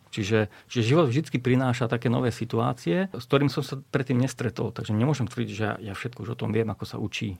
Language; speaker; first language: Slovak; non-native, local second language; Hungarian